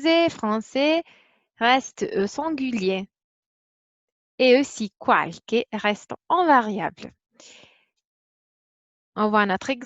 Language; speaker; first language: French; non-native, fluent; Italian